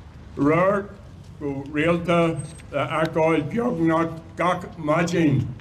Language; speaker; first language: Irish; non-native, local second language; English